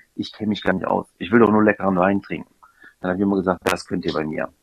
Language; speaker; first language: German; native; German